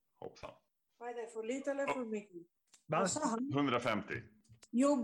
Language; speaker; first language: Swedish; non-native, fluent; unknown